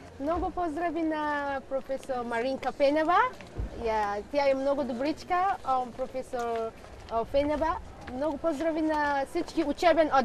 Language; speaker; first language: Bulgarian; non-native, learner; Hausa